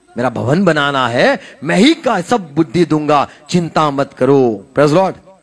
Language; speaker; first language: Hindi; non-native, local second language; Gujarati